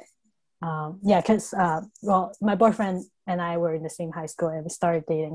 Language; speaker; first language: English; non-native, local second language; Cantonese